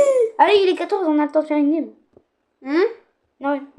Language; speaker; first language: French; native; French